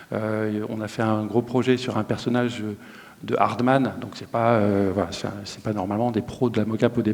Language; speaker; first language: French; native; French